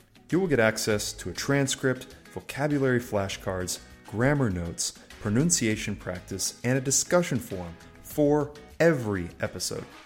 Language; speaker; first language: English; native; English